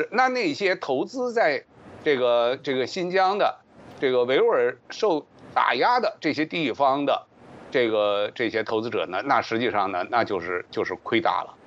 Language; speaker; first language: Chinese; native; Chinese